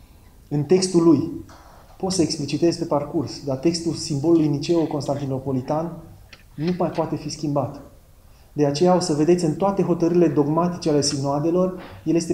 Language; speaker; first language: Romanian; native; Romanian